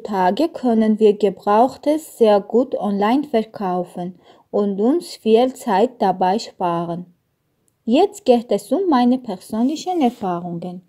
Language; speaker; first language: German; non-native, learner; Armenian